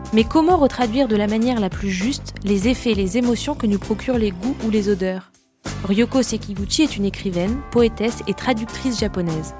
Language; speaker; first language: French; native; French